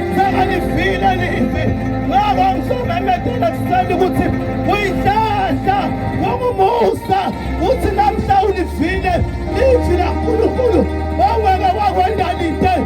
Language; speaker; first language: Zulu; non-native, local second language; Swati